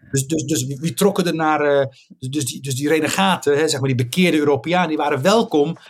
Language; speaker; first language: Dutch; early bilingual, other home language; Riffian